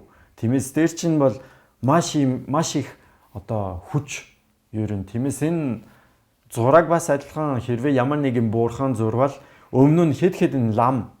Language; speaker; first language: Mongolian; non-native, fluent; French